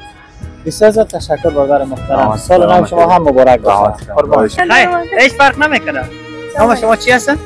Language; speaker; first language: Persian; native; Persian